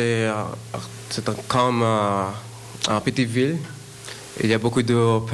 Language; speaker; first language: French; non-native, learner; Bangla